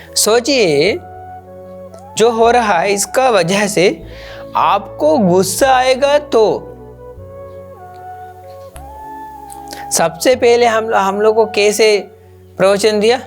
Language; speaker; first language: Hindi; non-native, local second language; Sinhala